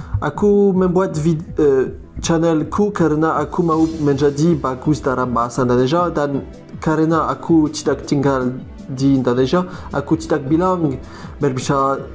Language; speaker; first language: Indonesian; non-native, learner; French